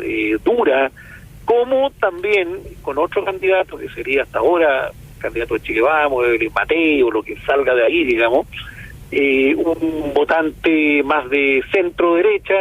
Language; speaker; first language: Spanish; native; Spanish